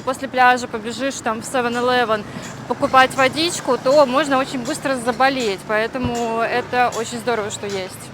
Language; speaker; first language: Russian; native; Russian